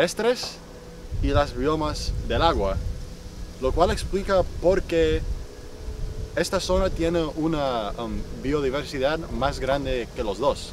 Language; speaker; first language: Spanish; non-native, fluent; English